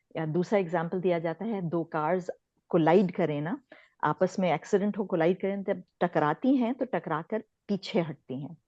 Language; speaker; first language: Urdu; native; Urdu